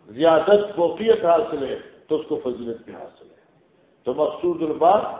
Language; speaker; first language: Urdu; non-native, local second language; Northern Hindko